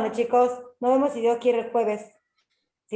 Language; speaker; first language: Spanish; native; Spanish